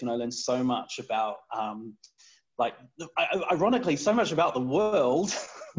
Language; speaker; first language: English; native; English